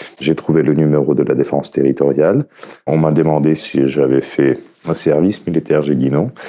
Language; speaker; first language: French; non-native, fluent; Ukrainian